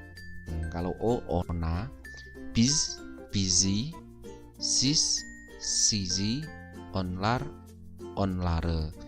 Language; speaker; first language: Turkish; non-native, learner; Indonesian